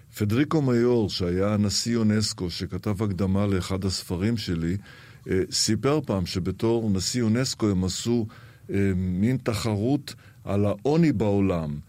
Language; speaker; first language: Hebrew; early bilingual, other home language; Arabic